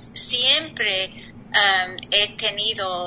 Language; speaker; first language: Spanish; non-native, learner; English